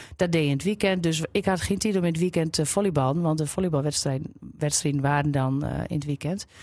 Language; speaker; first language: Dutch; native; Dutch